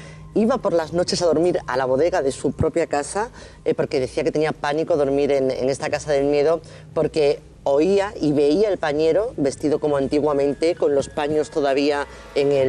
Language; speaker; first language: Spanish; native; Spanish